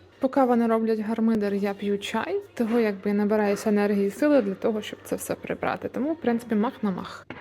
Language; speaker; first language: Ukrainian; native; Ukrainian